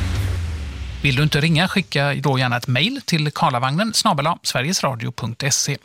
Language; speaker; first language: Swedish; native; Swedish